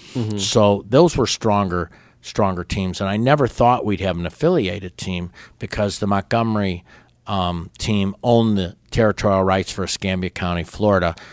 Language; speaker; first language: English; native; English